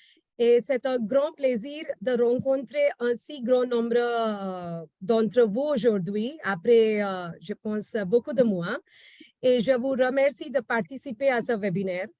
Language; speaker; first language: French; non-native, fluent; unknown